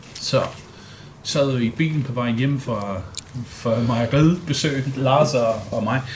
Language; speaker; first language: Danish; non-native, fluent; English